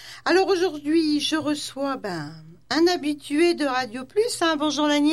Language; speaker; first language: French; native; French